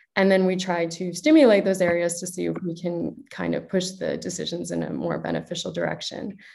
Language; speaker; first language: English; native; English